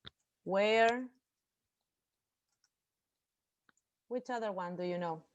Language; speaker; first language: English; non-native, fluent; Spanish